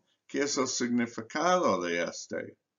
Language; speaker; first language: Spanish; non-native, fluent; English